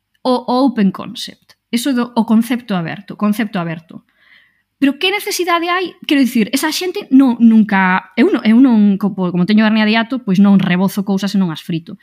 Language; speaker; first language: Galician; non-native, local second language; Spanish